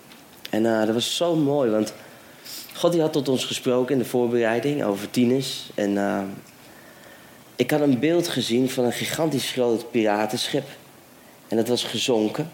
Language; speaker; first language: Dutch; native; Dutch